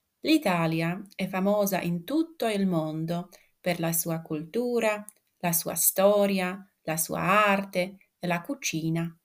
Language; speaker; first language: Italian; non-native, fluent; Slovak